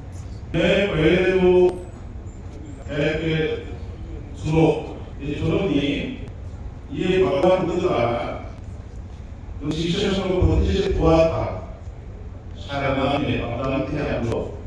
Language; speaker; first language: Hindi; non-native, learner; Bangla